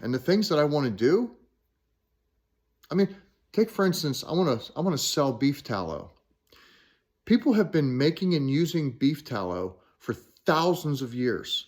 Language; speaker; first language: English; native; English